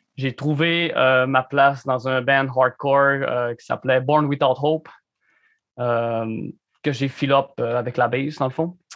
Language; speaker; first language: French; native; French